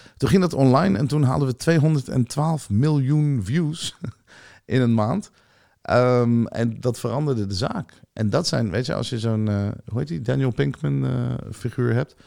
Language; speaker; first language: Dutch; early bilingual, other home language; Hebrew